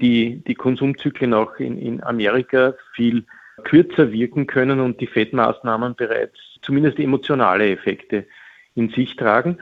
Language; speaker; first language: German; native; German